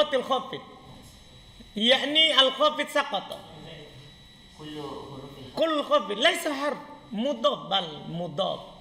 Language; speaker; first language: Arabic; non-native, fluent; Indonesian